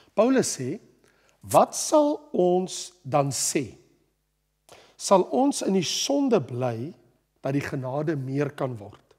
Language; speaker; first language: Afrikaans; native; Afrikaans